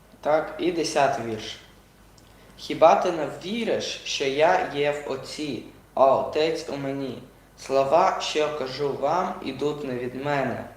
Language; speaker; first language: Ukrainian; non-native, local second language; Russian